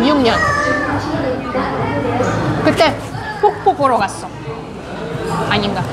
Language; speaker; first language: Korean; non-native, fluent; Russian